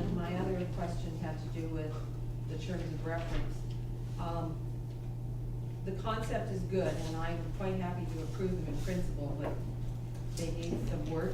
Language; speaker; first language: English; native; English